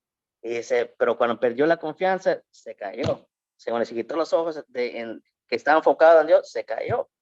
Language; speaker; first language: Spanish; early bilingual, heritage; Spanish